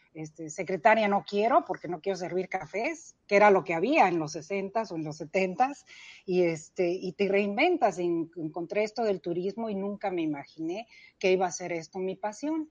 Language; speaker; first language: Spanish; early bilingual, other home language; Cantonese